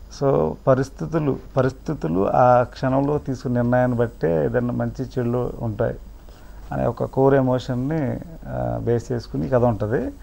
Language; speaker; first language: Telugu; native; Telugu